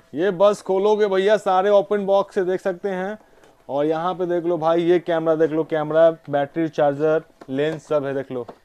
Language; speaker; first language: Hindi; native; Hindi